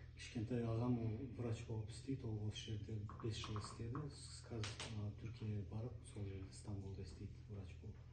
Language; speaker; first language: Kazakh; non-native, local second language; Turkish